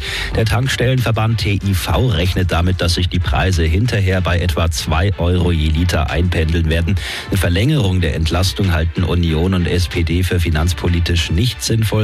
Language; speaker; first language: German; native; German